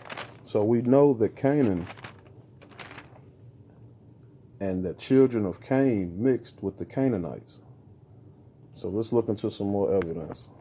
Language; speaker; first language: English; native; English